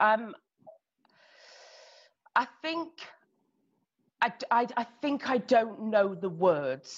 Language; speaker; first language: English; native; English